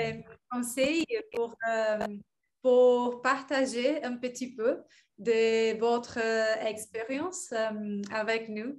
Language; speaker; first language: French; non-native, learner; English